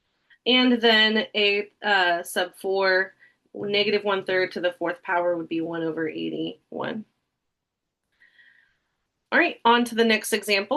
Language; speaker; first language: English; native; English